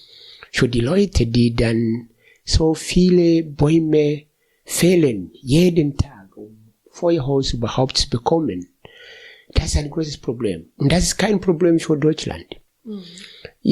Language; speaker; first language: German; non-native, fluent; Swahili